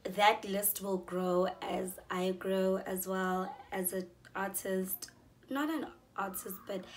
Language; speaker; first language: English; non-native, local second language; Zulu